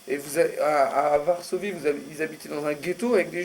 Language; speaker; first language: French; native; French